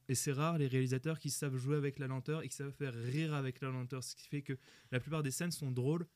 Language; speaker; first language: French; native; French